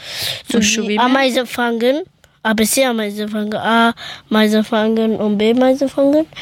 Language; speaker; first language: German; early bilingual, other home language; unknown